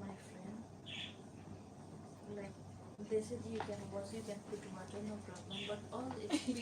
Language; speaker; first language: English; non-native, learner; Nepali